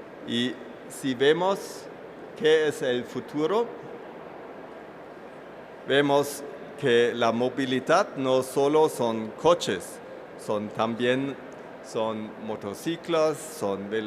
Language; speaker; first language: Spanish; non-native, fluent; German